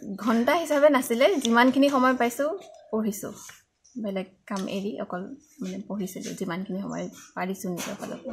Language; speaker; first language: Assamese; native; Assamese